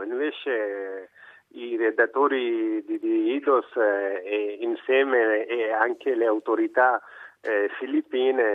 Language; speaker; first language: Italian; non-native, fluent; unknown